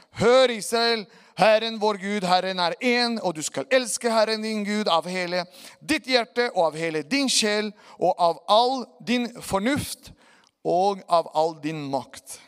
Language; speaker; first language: Norwegian; non-native, fluent; Spanish